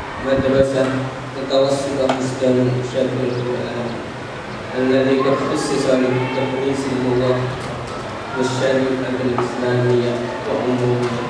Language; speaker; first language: Arabic; non-native, learner; Indonesian